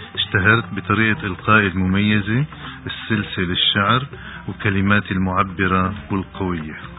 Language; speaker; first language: Arabic; native; Arabic